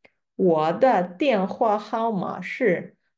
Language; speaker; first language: Chinese; non-native, fluent; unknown